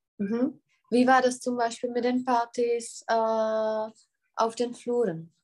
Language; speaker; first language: German; non-native, fluent; Czech